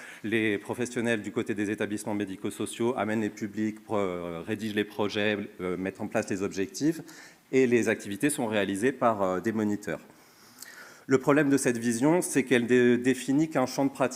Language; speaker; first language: French; native; French